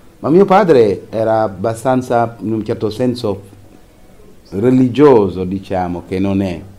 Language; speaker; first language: Italian; non-native, fluent; Wolof